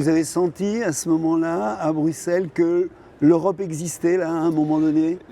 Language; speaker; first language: French; native; French